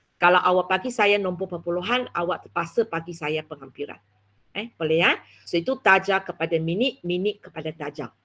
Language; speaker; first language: Malay; non-native, local second language; Chinese